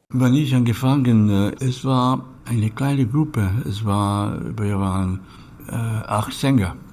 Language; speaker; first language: German; non-native, learner; Catalan